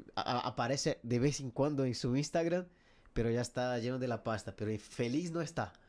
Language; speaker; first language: Spanish; non-native, fluent; Portuguese